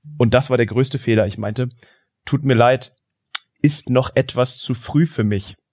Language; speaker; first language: German; native; German